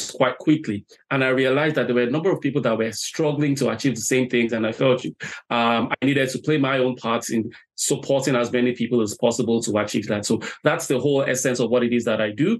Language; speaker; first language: English; non-native, local second language; Yoruba